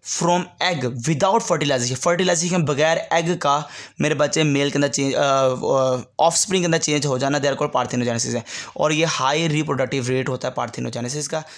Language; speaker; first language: Hindi; native; Hindi